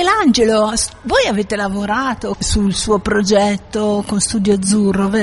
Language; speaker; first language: Italian; native; Italian